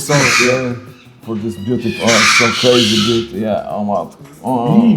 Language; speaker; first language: English; non-native, learner; Polish